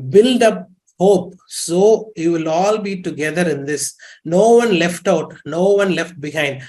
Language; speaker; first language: English; non-native, local second language; Tamil